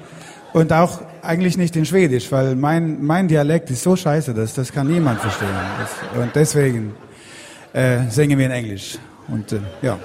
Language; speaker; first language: German; non-native, fluent; Swedish